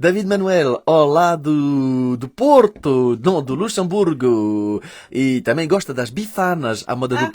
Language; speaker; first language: Portuguese; early bilingual, heritage; Portuguese